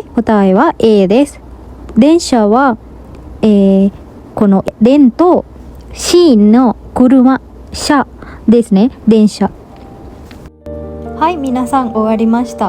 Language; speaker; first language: Japanese; non-native, fluent; Sinhala